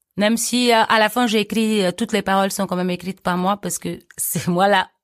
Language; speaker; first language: French; non-native, fluent; Portuguese